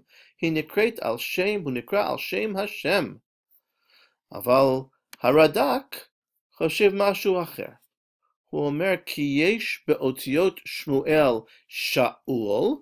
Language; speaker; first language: Hebrew; non-native, fluent; English